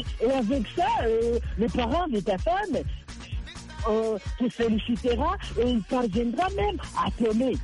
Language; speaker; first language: French; non-native, local second language; Rundi